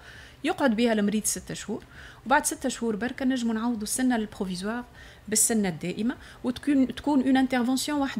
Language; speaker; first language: Arabic; native; Arabic